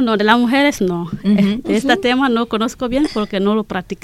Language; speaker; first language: Spanish; non-native, learner; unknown